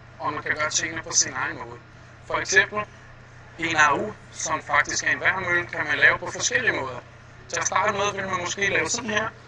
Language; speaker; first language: Danish; non-native, fluent; Portuguese